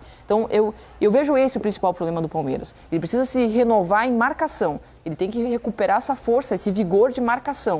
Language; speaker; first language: Portuguese; native; Portuguese